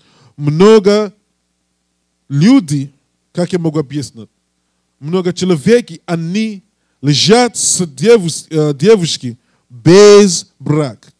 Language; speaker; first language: Russian; non-native, learner; English